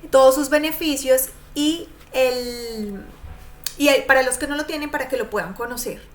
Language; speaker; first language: Spanish; native; Spanish